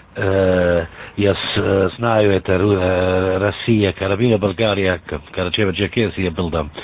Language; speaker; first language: Russian; non-native, learner; German